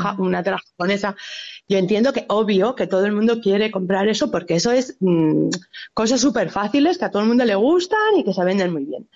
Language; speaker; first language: Spanish; native; Spanish